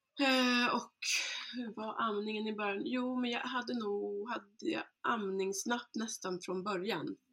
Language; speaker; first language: Swedish; early bilingual, other home language; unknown